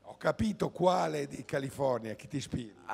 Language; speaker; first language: Italian; native; Italian